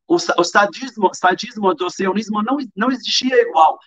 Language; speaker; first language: Portuguese; non-native, fluent; Arabic